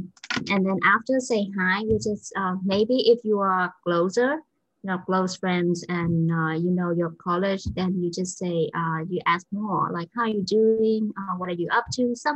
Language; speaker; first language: English; non-native, fluent; Vietnamese